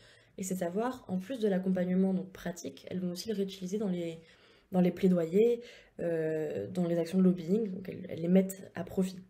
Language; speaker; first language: French; native; French